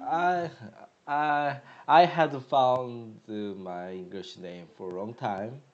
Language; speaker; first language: English; non-native, learner; Korean